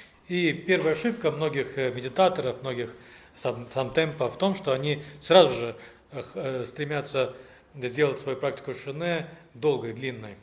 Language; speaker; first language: Russian; native; Russian